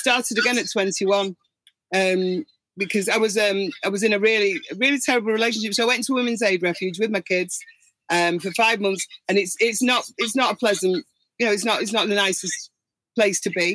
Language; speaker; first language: English; native; English